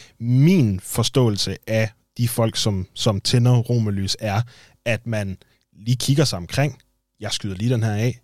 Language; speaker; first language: Danish; native; Danish